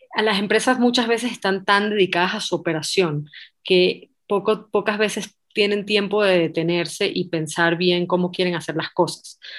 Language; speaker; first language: Spanish; native; Spanish